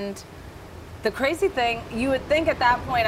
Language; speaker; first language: English; native; English